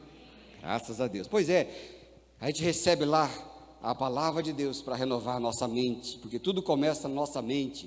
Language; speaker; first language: Portuguese; native; Portuguese